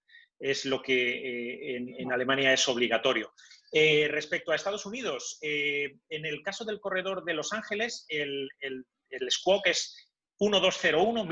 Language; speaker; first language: Spanish; native; Spanish